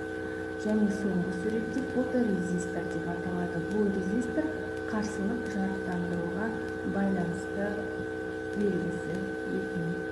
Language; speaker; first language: Kazakh; native; Kazakh